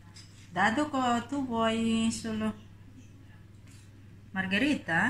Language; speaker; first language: Italian; non-native, learner; Indonesian